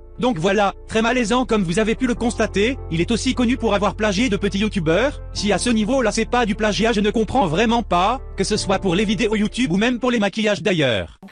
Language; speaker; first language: French; native; French